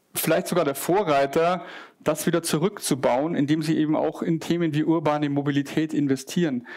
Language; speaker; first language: German; native; German